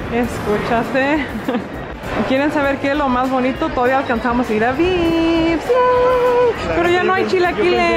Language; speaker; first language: Spanish; early bilingual, heritage; Spanish